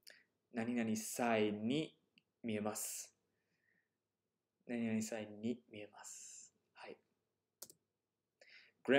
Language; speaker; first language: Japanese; non-native, fluent; English